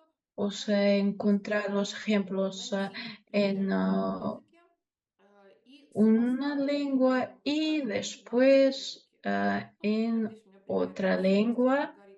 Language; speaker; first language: Spanish; non-native, fluent; Russian